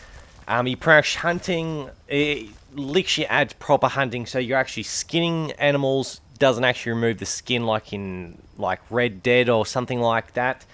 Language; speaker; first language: English; native; English